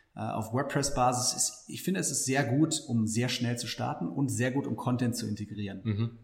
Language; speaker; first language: German; native; German